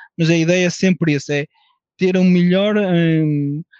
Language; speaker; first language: Portuguese; early bilingual, heritage; French